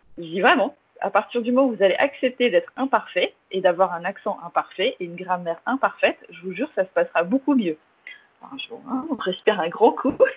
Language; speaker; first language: French; early bilingual, other home language; English